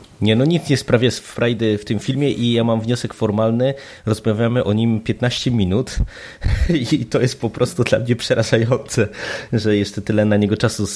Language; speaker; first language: Polish; native; Polish